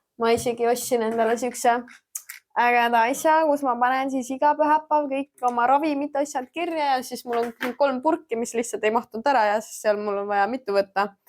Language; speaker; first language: Estonian; early bilingual, heritage; German